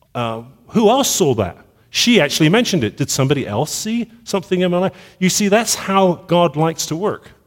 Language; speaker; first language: English; native; English